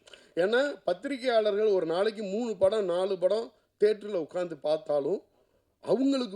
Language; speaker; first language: Tamil; native; Tamil